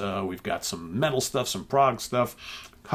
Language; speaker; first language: English; native; English